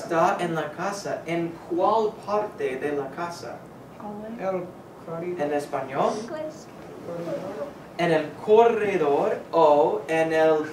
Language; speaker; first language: Spanish; non-native, fluent; English